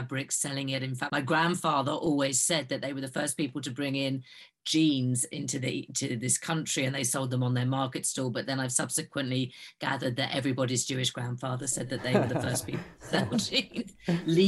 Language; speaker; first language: English; native; English